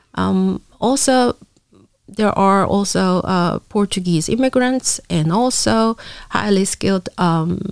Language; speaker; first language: English; non-native, fluent; Korean